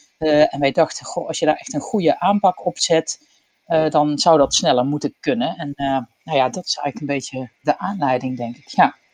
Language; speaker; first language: Dutch; native; Dutch